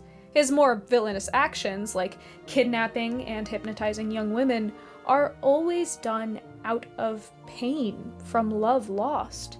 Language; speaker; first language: English; native; English